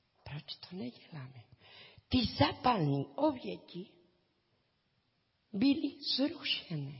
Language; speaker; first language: Czech; non-native, learner; Spanish